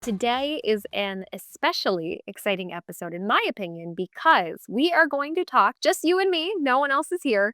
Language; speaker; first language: English; native; English